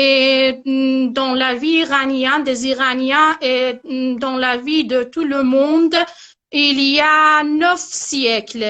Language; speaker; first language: French; non-native, learner; Persian